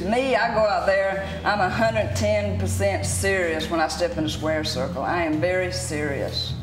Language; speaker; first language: English; native; English